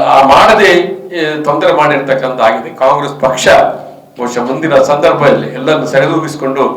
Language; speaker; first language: Kannada; native; Kannada